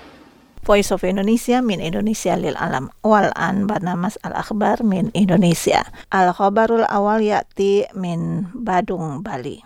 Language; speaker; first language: Arabic; non-native, fluent; Indonesian